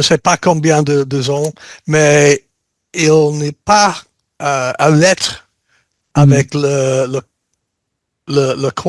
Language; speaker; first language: French; non-native, learner; English